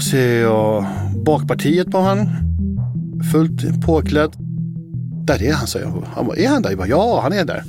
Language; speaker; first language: Swedish; native; Swedish